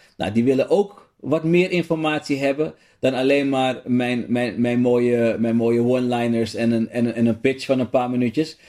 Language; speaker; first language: Dutch; native; Dutch